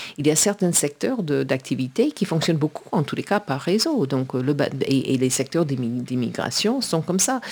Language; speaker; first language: French; native; French